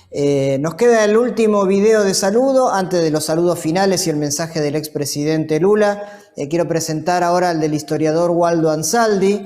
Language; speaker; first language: Spanish; native; Spanish